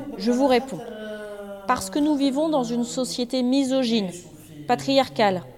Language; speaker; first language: French; non-native, local second language; Arabic